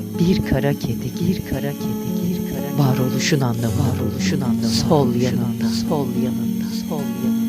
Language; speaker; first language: Turkish; native; Turkish